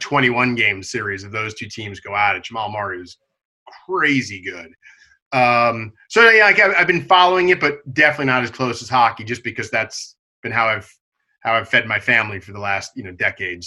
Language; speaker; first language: English; native; English